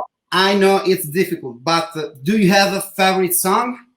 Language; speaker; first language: English; non-native, learner; Italian